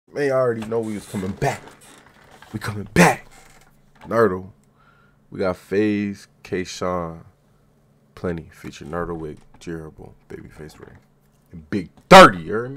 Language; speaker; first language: English; native; English